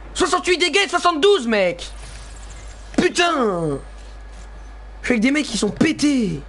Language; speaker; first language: French; native; French